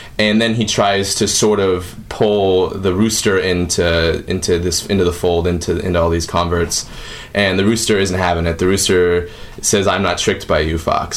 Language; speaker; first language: English; native; English